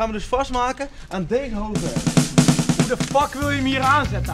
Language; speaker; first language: Dutch; native; Dutch